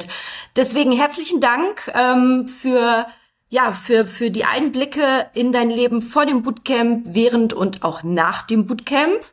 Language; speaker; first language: German; native; German